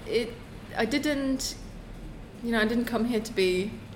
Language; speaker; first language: English; non-native, fluent; German